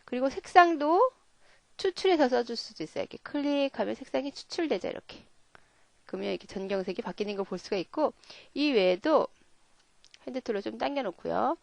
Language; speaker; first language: Korean; native; Korean